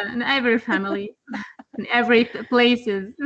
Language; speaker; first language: English; non-native, learner; Arabic